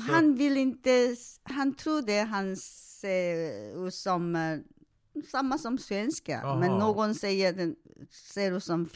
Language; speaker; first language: Swedish; non-native, fluent; Korean